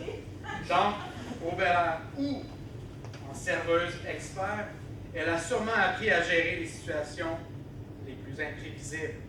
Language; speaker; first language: French; native; French